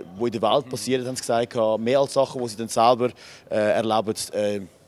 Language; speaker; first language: German; native; German